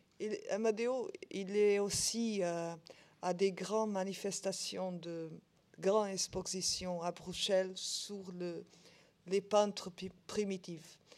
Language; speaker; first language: French; non-native, learner; Portuguese